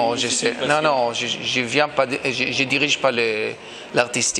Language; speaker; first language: French; non-native, fluent; Hebrew